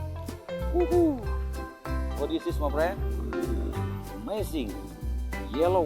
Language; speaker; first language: English; non-native, learner; Indonesian